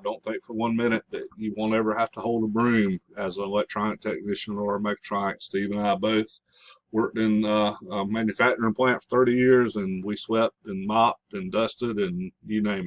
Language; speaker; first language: English; native; English